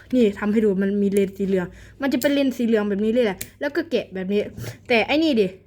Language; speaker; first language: Thai; native; Thai